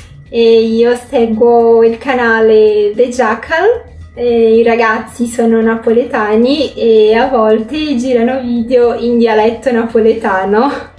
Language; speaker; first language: Italian; non-native, fluent; Portuguese